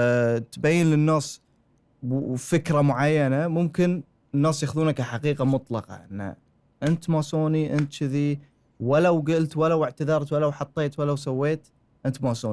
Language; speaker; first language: Arabic; native; Arabic